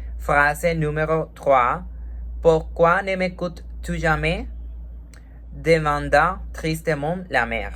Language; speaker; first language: French; non-native, learner; Spanish